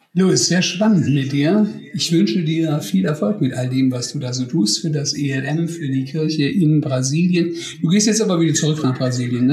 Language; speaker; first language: German; native; German